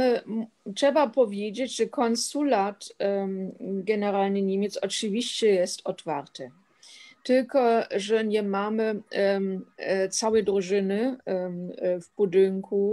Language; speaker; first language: Polish; non-native, fluent; German